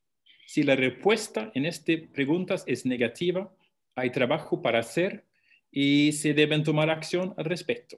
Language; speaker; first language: Spanish; non-native, fluent; Swedish